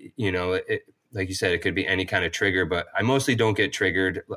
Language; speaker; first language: English; native; English